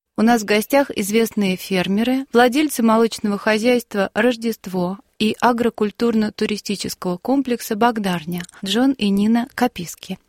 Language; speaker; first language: Russian; native; Russian